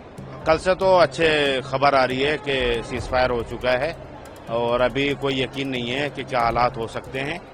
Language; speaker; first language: Hindi; native; Hindi